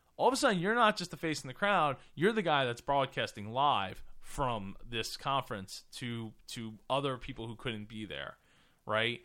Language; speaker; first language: English; native; English